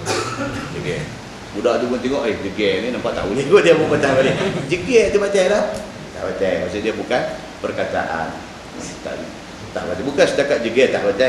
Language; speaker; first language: Malay; native; Malay